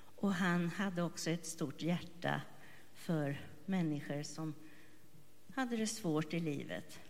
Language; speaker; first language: Swedish; native; Swedish